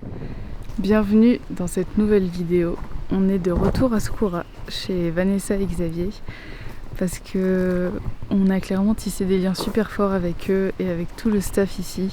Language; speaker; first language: French; native; French